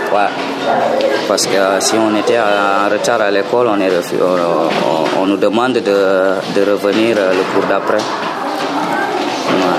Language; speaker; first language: French; non-native, local second language; Fula